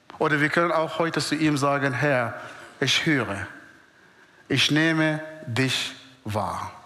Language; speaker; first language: German; non-native, fluent; Arabic